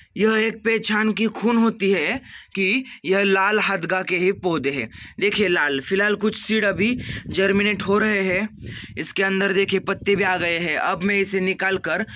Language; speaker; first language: Hindi; non-native, local second language; Marathi